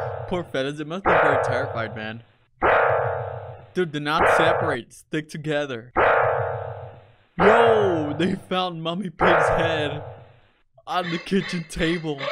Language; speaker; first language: English; native; English